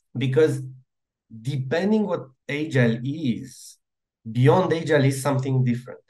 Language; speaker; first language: English; non-native, fluent; Romanian